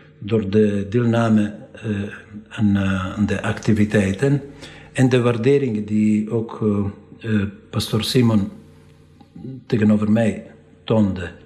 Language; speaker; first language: Dutch; non-native, fluent; Italian